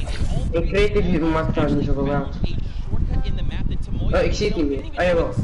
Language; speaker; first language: Dutch; native; Dutch